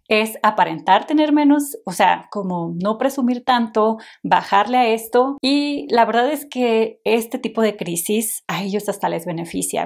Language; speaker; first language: Spanish; native; Spanish